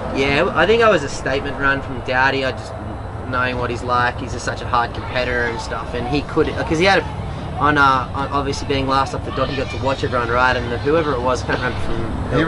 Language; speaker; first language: English; native; English